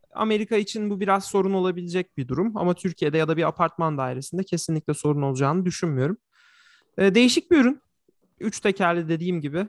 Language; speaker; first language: Turkish; native; Turkish